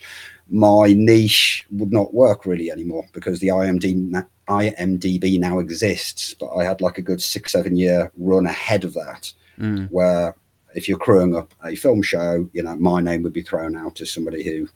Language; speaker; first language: English; native; English